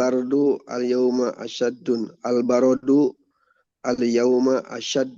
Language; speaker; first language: Arabic; non-native, learner; Indonesian